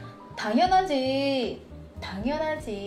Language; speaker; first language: Korean; non-native, fluent; Indonesian